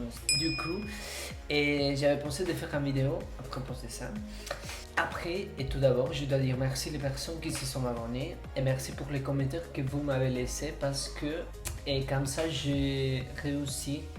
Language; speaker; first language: French; non-native, fluent; Spanish